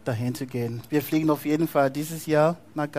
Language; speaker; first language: German; non-native, fluent; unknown